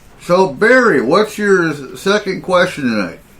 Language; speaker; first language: English; native; English